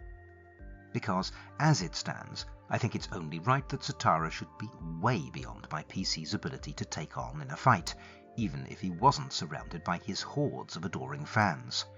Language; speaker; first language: English; native; English